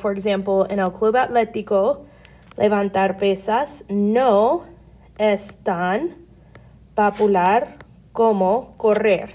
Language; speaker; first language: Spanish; non-native, fluent; English